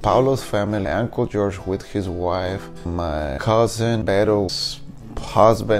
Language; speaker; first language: English; non-native, fluent; Spanish